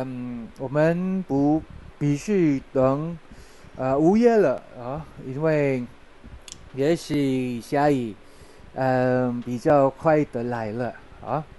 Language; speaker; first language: Chinese; non-native, fluent; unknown